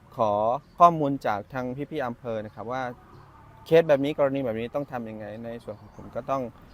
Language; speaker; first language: Thai; non-native, local second language; S'gaw Karen